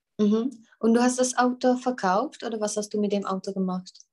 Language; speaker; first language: German; non-native, fluent; Czech